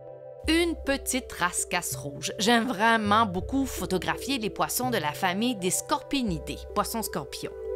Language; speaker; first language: French; native; French